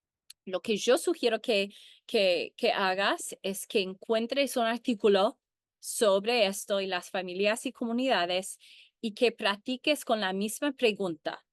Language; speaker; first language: Spanish; early bilingual, heritage; Spanish